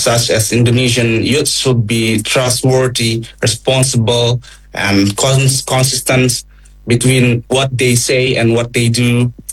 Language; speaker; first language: English; non-native, fluent; Indonesian